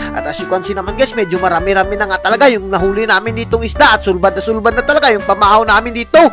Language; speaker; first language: Filipino; non-native, local second language; Cebuano